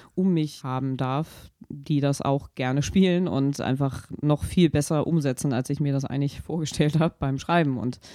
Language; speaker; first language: German; native; German